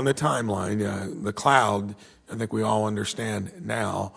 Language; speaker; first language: English; native; English